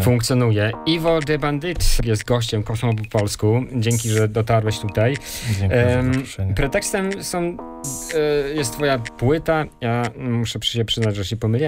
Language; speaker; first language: Polish; native; Polish